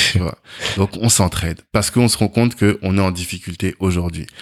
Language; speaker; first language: French; native; French